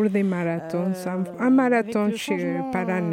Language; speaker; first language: French; non-native, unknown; Spanish